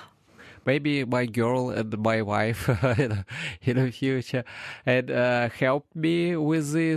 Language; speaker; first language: English; non-native, learner; Ukrainian